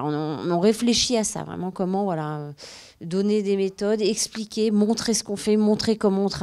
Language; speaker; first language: French; native; French